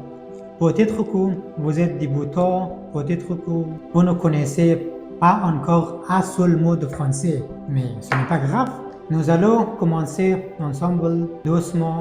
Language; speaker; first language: French; non-native, fluent; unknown